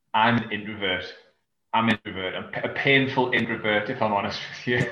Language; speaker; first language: English; native; English